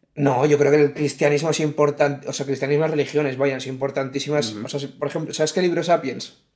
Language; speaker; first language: Spanish; native; Spanish